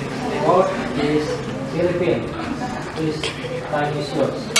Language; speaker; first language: English; non-native, learner; Indonesian